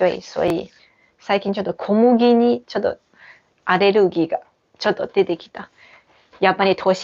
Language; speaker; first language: Japanese; non-native, fluent; Chinese